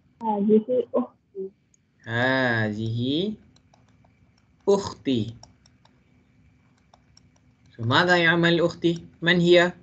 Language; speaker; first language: Arabic; non-native, fluent; Malay